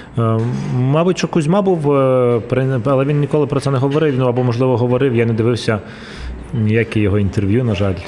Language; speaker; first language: Ukrainian; non-native, local second language; Russian